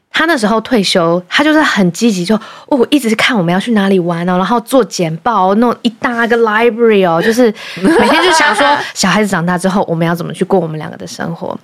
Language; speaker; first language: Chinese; early bilingual, heritage; Chinese